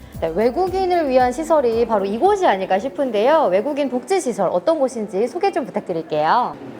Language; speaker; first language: Korean; native; Korean